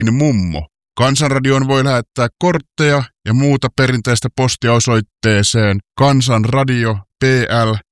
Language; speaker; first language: Finnish; native; Finnish